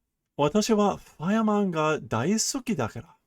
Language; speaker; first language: Japanese; non-native, learner; English